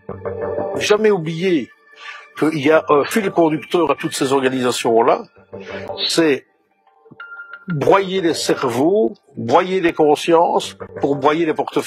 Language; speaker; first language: French; native; French